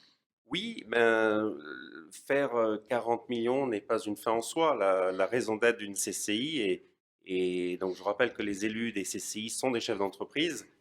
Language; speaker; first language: French; native; French